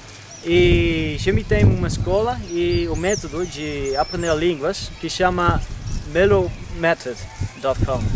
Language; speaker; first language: Portuguese; non-native, learner; Dutch